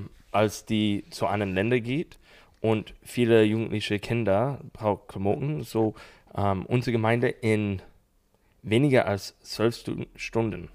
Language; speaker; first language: German; non-native, learner; English